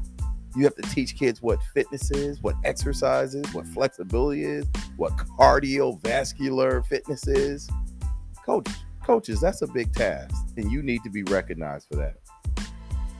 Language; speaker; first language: English; native; English